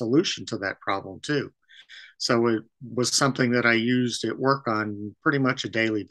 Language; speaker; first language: English; native; English